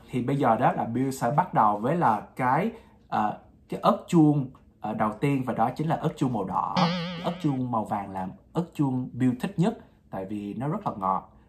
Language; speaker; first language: Vietnamese; early bilingual, heritage; Vietnamese